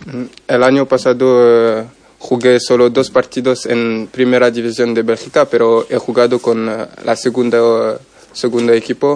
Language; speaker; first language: Spanish; non-native, learner; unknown